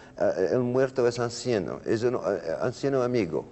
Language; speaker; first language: Spanish; non-native, learner; English